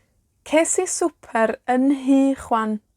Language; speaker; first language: Welsh; non-native, fluent; Spanish